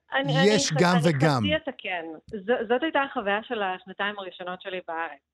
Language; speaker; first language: Hebrew; early bilingual, other home language; Russian